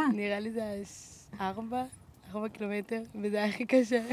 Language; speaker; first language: Hebrew; non-native, learner; Portuguese